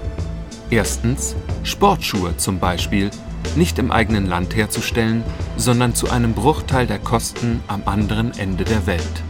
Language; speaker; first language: German; native; German